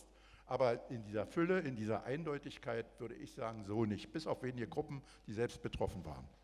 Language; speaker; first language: German; native; German